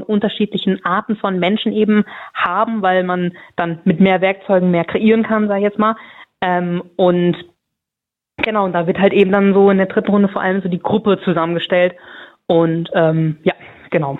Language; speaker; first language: German; native; German